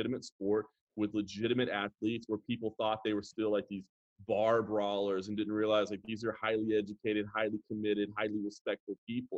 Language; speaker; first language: English; native; English